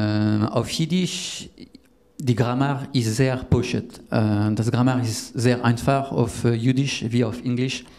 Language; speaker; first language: German; non-native, learner; French